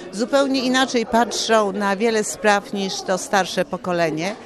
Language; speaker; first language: Polish; native; Polish